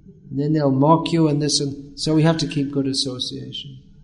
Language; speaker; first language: English; native; English